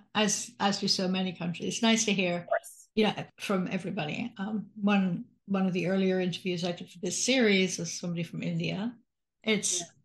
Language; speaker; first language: English; native; English